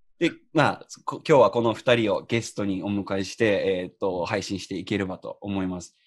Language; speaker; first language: Japanese; native; Japanese